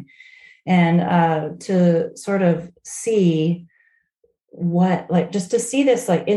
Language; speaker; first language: English; native; English